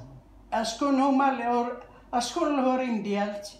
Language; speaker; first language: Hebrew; non-native, fluent; Arabic